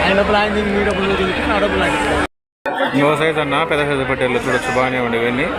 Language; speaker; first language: Telugu; native; Telugu